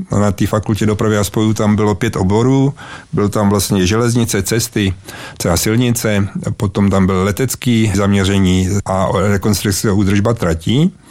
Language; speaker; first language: Czech; native; Czech